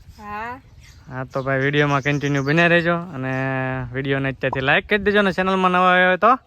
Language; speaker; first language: Gujarati; native; Gujarati